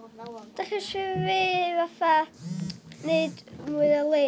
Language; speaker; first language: Welsh; native; Welsh